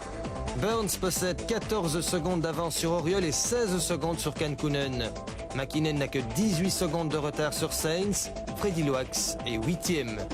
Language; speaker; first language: French; native; French